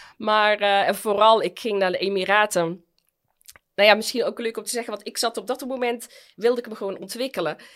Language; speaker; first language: Dutch; early bilingual, other home language; Arabic